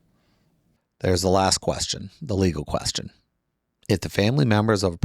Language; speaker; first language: English; native; English